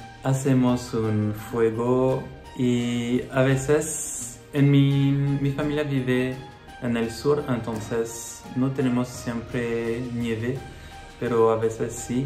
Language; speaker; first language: Spanish; non-native, learner; French